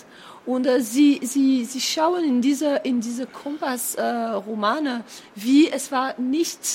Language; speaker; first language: German; non-native, fluent; French